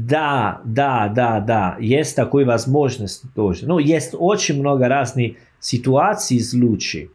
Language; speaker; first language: Russian; non-native, learner; Italian